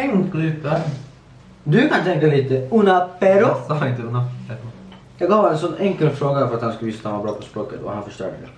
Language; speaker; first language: Swedish; early bilingual, other home language; Thai